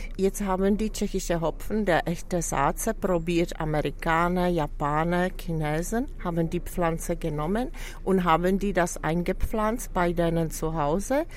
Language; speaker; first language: German; non-native, fluent; Czech